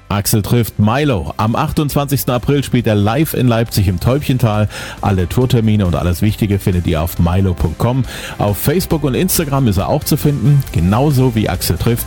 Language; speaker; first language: German; native; German